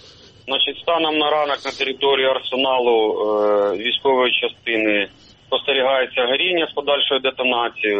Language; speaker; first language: Ukrainian; native; Ukrainian